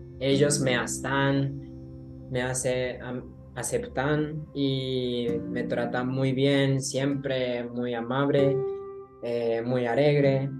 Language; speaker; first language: Spanish; non-native, learner; Japanese